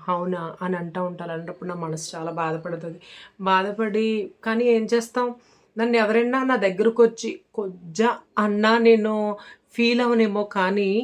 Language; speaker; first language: Telugu; native; Telugu